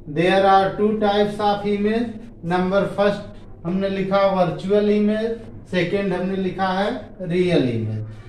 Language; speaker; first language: Hindi; native; Hindi